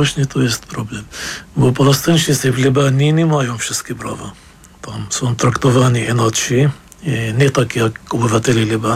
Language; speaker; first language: Polish; non-native, fluent; Arabic